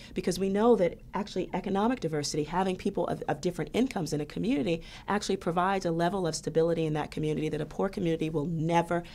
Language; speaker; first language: English; native; English